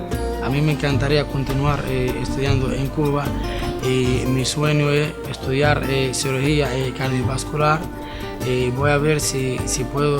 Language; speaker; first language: Spanish; non-native, fluent; Arabic